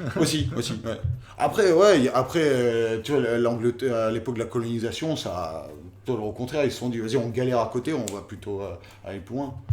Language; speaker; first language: French; early bilingual, other home language; Russian